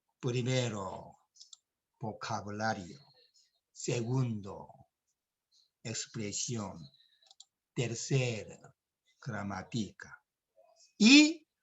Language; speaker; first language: Spanish; non-native, learner; Korean